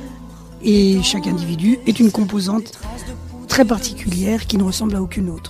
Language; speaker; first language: French; early bilingual, other home language; Spanish